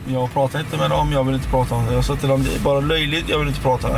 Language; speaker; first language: Swedish; non-native, fluent; Persian